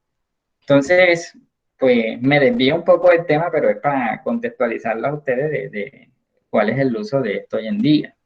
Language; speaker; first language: Spanish; native; Spanish